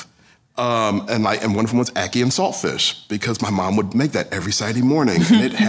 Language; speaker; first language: English; native; English